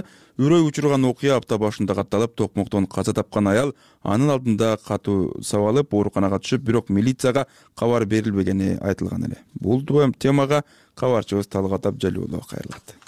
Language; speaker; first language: Kyrgyz; native; Kyrgyz